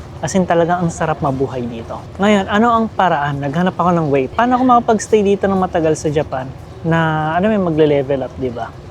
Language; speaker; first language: Filipino; native; Filipino